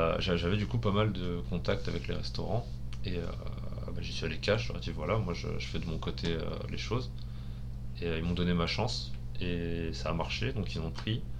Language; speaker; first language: French; early bilingual, other home language; Spanish